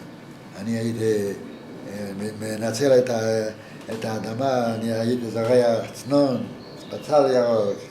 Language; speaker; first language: Hebrew; non-native, fluent; Yiddish